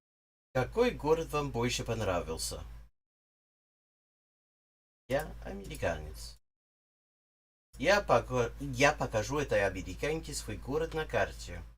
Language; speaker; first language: Russian; non-native, learner; English